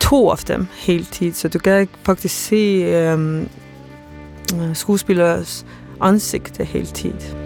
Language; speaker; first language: Danish; non-native, fluent; Estonian